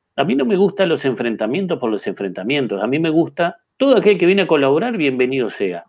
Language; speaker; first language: Spanish; native; Spanish